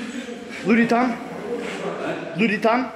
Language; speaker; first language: Russian; non-native, learner; English